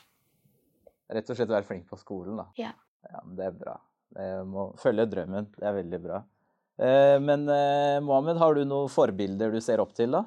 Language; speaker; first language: Norwegian; native; Norwegian